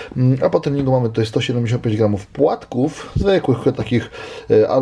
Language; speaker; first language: Polish; native; Polish